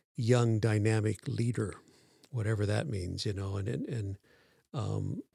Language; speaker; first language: English; native; English